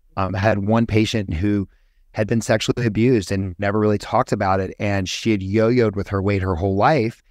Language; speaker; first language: English; native; English